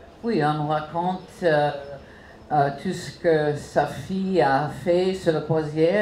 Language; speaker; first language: French; non-native, fluent; English